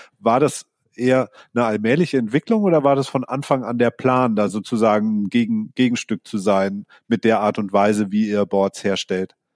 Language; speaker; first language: German; native; German